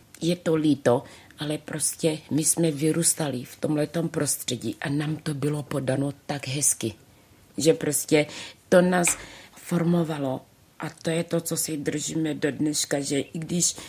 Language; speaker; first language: Czech; early bilingual, other home language; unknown